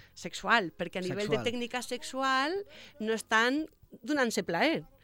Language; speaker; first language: Catalan; non-native, local second language; Spanish